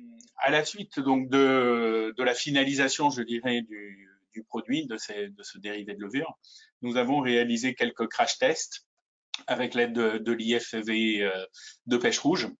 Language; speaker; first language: French; native; French